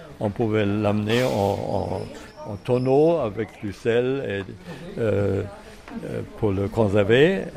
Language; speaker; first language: French; non-native, fluent; German